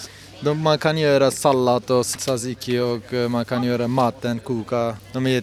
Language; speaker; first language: Swedish; non-native, learner; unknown